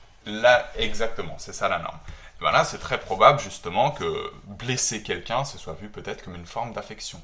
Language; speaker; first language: French; native; French